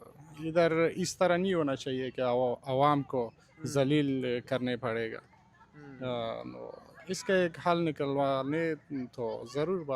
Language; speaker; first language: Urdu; non-native, learner; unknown